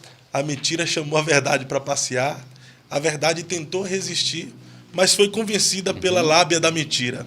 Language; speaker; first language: Portuguese; native; Portuguese